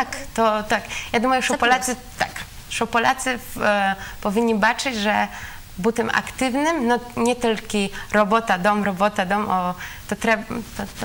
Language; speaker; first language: Ukrainian; non-native, learner; Polish